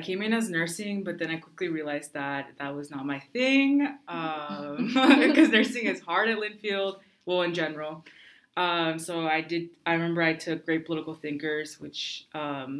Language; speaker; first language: English; early bilingual, other home language; Spanish